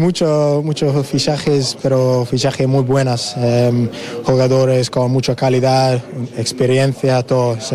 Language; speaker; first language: Spanish; non-native, learner; English